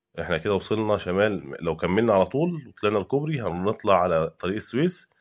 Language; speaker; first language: Arabic; native; Arabic